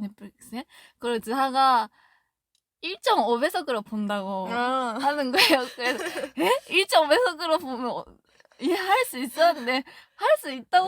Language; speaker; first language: Korean; non-native, fluent; Japanese